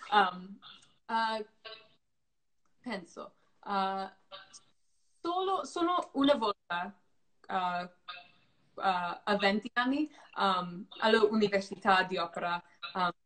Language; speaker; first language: Italian; non-native, learner; English